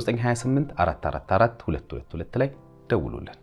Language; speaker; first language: Amharic; native; Amharic